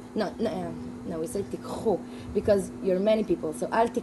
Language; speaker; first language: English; non-native, fluent; Hebrew